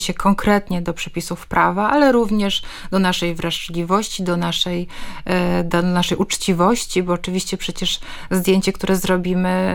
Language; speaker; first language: Polish; native; Polish